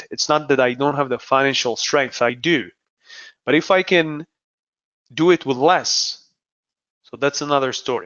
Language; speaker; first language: English; non-native, fluent; Hebrew